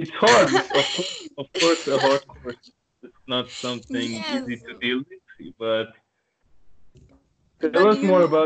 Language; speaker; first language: English; non-native, local second language; Turkish